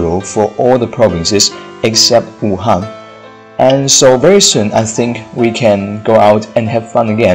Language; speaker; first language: English; non-native, fluent; Chinese